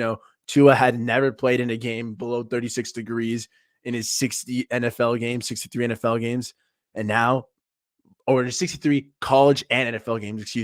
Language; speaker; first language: English; native; English